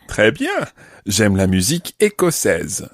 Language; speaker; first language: French; non-native, fluent; English